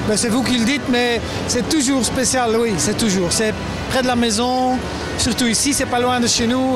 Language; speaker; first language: French; non-native, local second language; Dutch